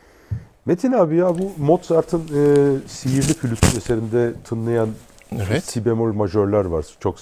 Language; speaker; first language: Turkish; native; Turkish